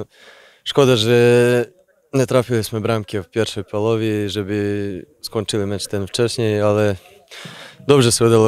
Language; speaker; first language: Polish; non-native, fluent; Serbian